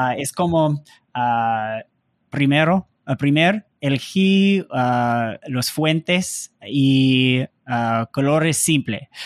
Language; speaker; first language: Spanish; non-native, learner; English